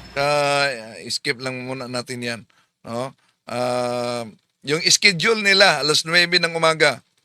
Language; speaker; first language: Filipino; native; Filipino